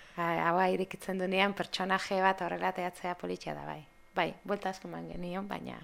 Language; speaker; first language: Basque; non-native, local second language; Spanish